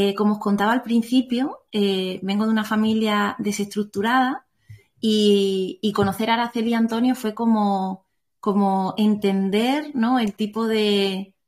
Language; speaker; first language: Spanish; native; Spanish